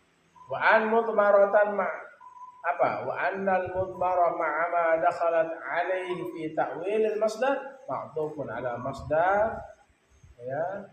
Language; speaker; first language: Arabic; non-native, fluent; Sasak